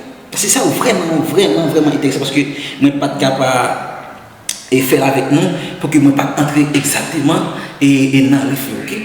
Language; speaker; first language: French; non-native, learner; Haitian Creole